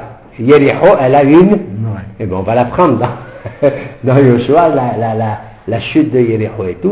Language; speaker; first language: French; native; French